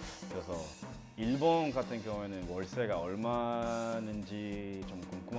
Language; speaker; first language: Korean; non-native, learner; English